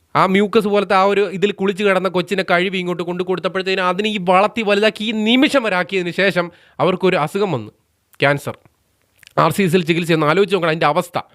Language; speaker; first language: Malayalam; native; Malayalam